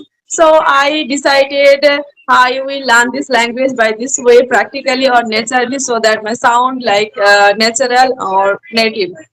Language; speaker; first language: English; non-native, learner; Bangla